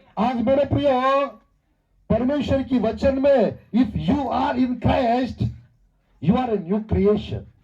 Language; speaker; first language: Hindi; non-native, local second language; Telugu